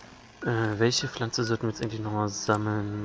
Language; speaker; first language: German; native; German